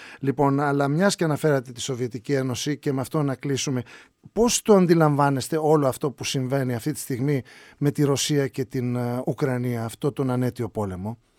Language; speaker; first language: Greek; native; Greek